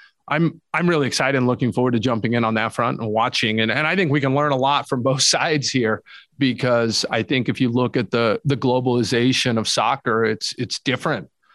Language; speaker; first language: English; native; English